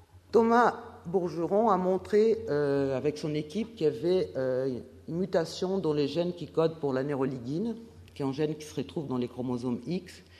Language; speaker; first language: French; non-native, fluent; Portuguese